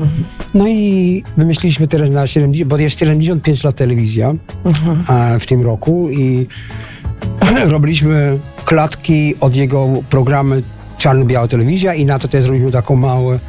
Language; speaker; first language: Polish; non-native, learner; Dutch